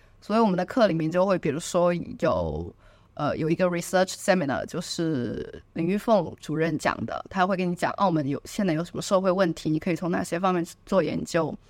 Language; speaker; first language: Chinese; native; Chinese